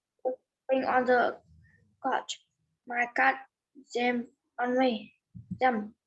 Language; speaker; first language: English; non-native, learner; Vietnamese